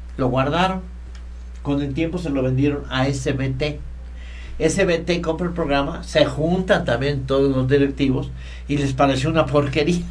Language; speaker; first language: Spanish; native; Spanish